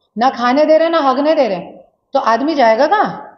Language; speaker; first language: Hindi; non-native, local second language; Marathi